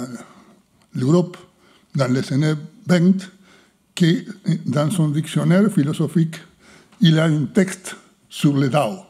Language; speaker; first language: French; non-native, fluent; Spanish